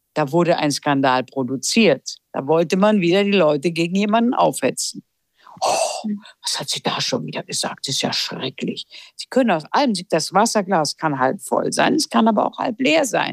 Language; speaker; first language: German; early bilingual, heritage; German